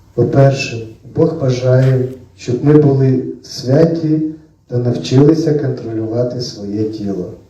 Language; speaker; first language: Ukrainian; non-native, local second language; Russian